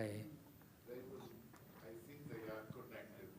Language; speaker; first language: English; non-native, fluent; Chinese